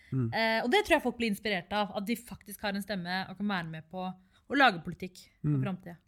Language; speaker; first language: Norwegian; early bilingual, other home language; Tamil